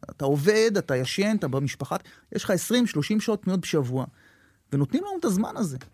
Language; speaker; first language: Hebrew; native; Hebrew